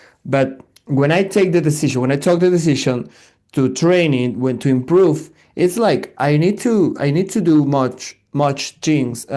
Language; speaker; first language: English; non-native, learner; Spanish